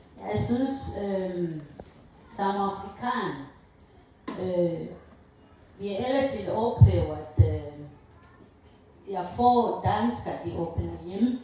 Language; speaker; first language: Danish; non-native, learner; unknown